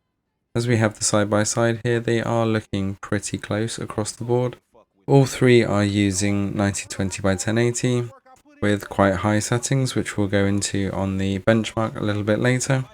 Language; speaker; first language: English; native; English